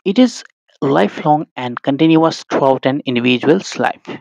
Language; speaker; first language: English; non-native, local second language; Assamese